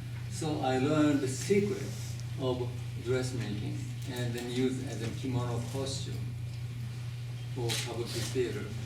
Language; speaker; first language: English; non-native, fluent; Japanese